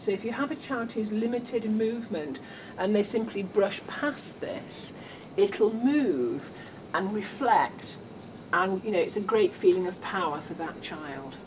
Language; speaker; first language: English; native; English